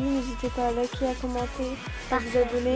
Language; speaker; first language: French; native; French